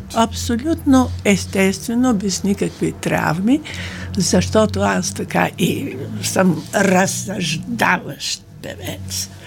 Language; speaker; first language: Bulgarian; native; Bulgarian